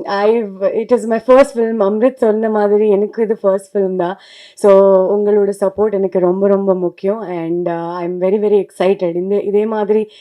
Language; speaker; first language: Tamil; non-native, local second language; Kannada